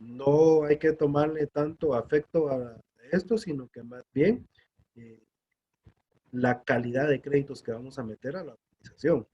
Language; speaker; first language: Spanish; native; Spanish